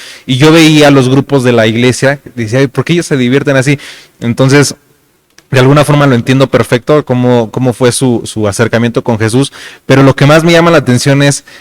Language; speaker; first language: Spanish; native; Spanish